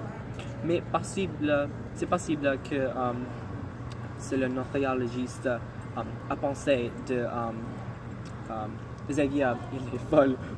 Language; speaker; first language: French; non-native, learner; English